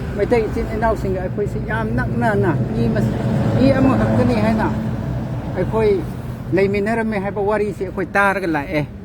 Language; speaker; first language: Manipuri; non-native, local second language; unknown